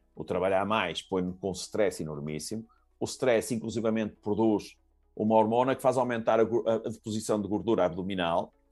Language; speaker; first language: Portuguese; native; Portuguese